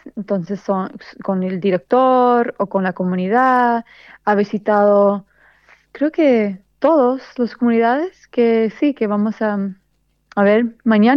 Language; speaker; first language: Spanish; early bilingual, heritage; Spanish